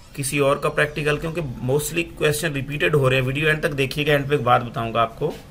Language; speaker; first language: Urdu; non-native, local second language; Punjabi